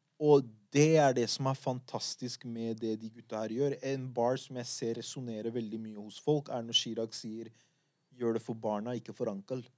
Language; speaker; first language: Norwegian; early bilingual, other home language; Kurdish